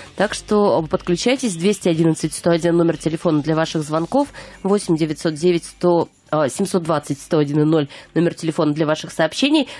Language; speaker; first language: Russian; native; Russian